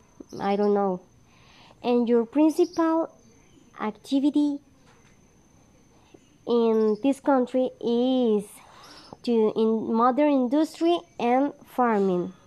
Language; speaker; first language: English; non-native, learner; Spanish